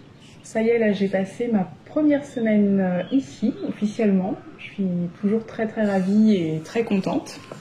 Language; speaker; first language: French; native; French